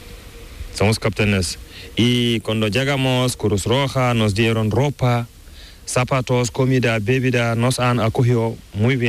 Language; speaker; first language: Spanish; non-native, learner; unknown